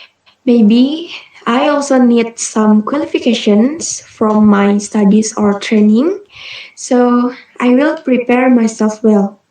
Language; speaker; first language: English; non-native, learner; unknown